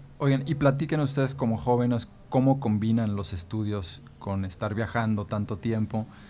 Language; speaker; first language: Spanish; native; Spanish